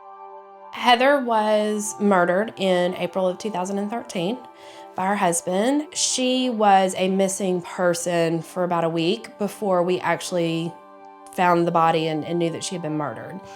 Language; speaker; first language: English; native; English